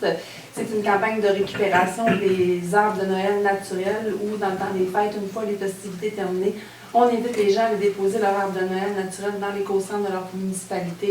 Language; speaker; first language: French; native; French